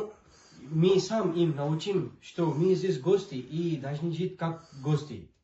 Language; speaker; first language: Russian; non-native, learner; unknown